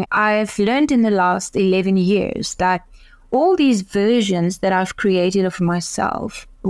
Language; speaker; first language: English; non-native, local second language; Afrikaans